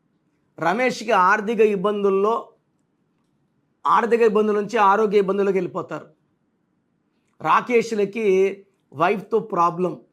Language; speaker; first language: Telugu; native; Telugu